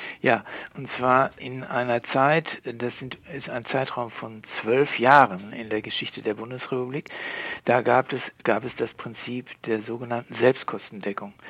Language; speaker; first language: German; native; German